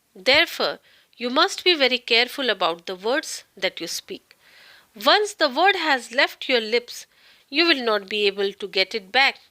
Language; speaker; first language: English; non-native, local second language; Marathi